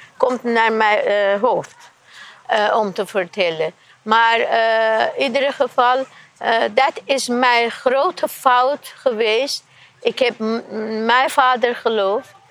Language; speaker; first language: Dutch; non-native, learner; Persian